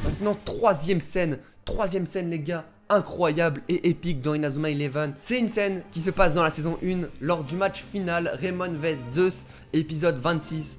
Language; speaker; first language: French; native; French